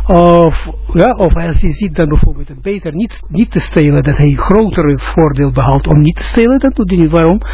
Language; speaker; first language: Dutch; non-native, fluent; Russian